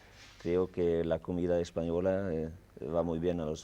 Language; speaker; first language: Spanish; non-native, fluent; Swedish